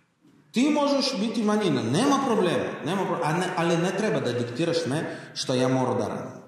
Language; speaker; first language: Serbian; non-native, learner; Russian